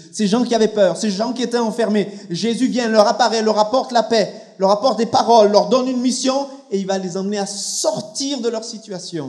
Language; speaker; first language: French; native; French